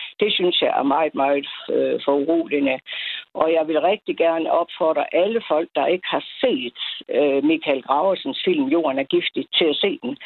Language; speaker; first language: Danish; native; Danish